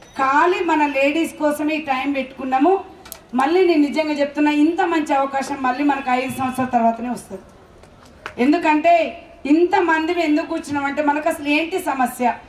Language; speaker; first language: Telugu; native; Telugu